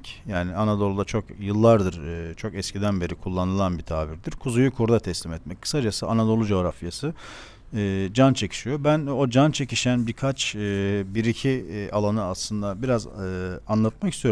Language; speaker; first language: Turkish; native; Turkish